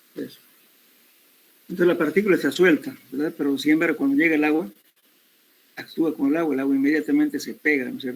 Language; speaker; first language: Spanish; native; Spanish